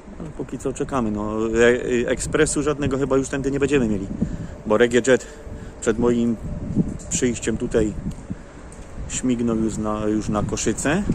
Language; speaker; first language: Polish; native; Polish